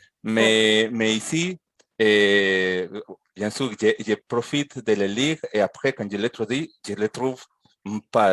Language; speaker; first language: French; non-native, fluent; Spanish